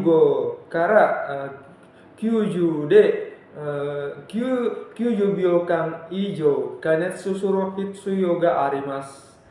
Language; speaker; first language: Japanese; non-native, learner; Indonesian